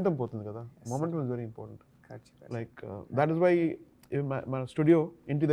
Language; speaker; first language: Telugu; non-native, local second language; Tamil